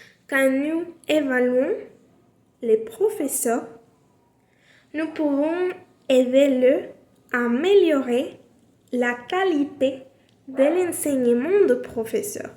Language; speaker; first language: French; non-native, learner; Spanish